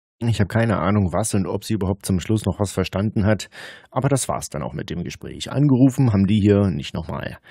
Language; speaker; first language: German; native; German